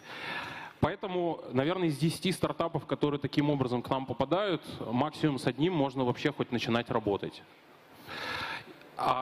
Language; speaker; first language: Russian; native; Russian